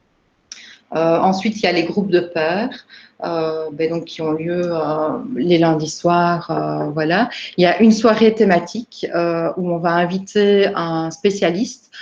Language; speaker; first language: French; native; French